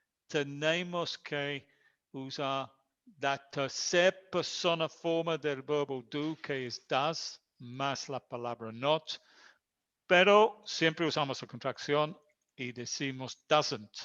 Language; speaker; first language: Spanish; non-native, fluent; English